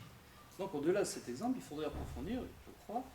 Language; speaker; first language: French; native; French